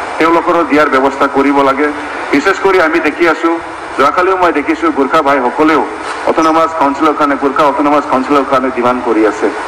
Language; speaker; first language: Assamese; non-native, local second language; Bodo